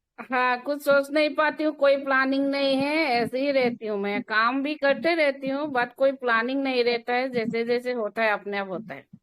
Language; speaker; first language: Hindi; non-native, local second language; Assamese